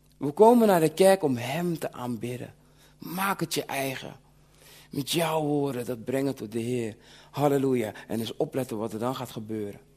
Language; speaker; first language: Dutch; early bilingual, other home language; Sranan Tongo